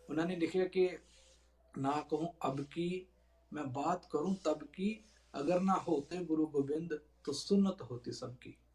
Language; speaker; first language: Hindi; non-native, local second language; Punjabi